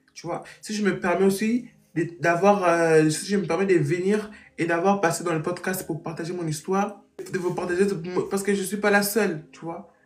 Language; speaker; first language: French; non-native, fluent; Portuguese